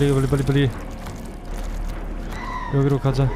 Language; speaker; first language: Korean; non-native, learner; German